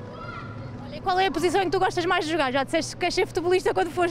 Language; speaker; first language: Portuguese; native; Portuguese